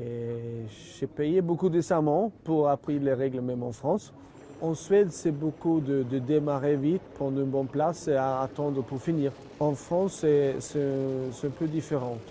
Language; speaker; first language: French; non-native, fluent; Swedish